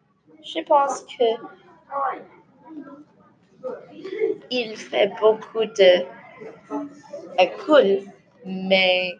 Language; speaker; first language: French; non-native, learner; English